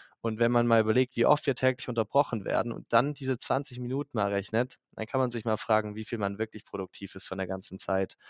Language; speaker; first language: German; native; German